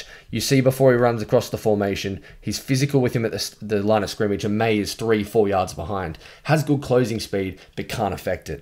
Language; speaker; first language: English; native; English